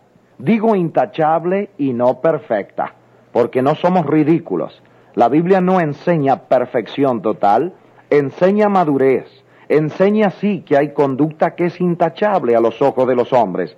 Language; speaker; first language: Spanish; native; Spanish